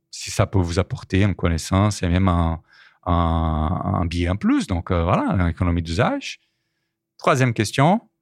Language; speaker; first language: French; non-native, fluent; Portuguese